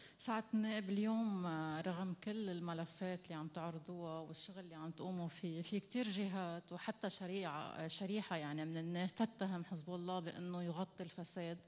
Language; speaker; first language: Arabic; native; Arabic